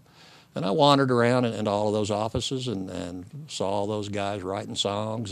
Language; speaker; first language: English; native; English